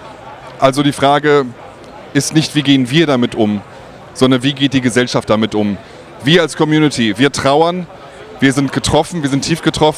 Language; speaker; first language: German; native; German